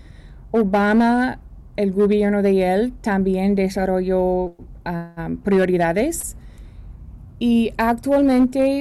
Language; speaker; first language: Spanish; early bilingual, heritage; Spanish